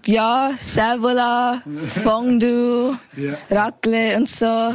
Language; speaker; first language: German; early bilingual, heritage; Thai